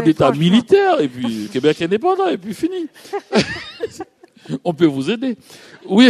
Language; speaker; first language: French; native; French